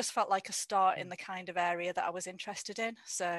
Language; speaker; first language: English; native; English